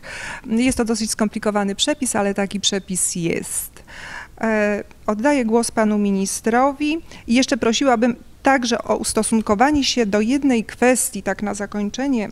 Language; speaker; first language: Polish; native; Polish